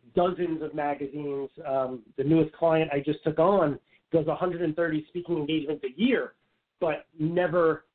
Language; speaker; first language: English; native; English